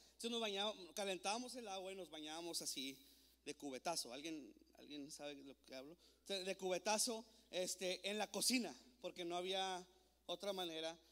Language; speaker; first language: Spanish; native; Spanish